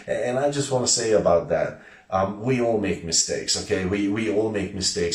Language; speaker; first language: English; non-native, fluent; Hungarian